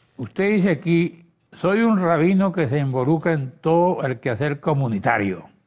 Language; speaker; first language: Spanish; native; Spanish